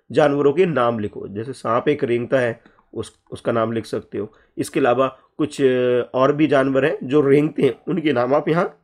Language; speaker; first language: Hindi; native; Hindi